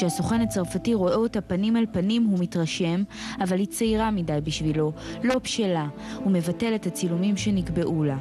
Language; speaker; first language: Hebrew; native; Hebrew